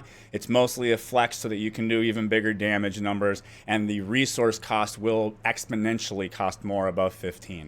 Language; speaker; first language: English; native; English